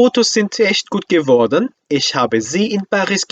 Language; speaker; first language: German; non-native, fluent; Korean